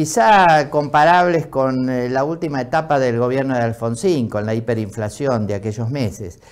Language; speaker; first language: Spanish; native; Spanish